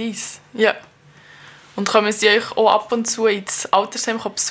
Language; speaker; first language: German; native; German